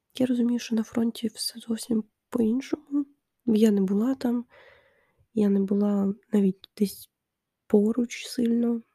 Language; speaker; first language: Ukrainian; non-native, local second language; Russian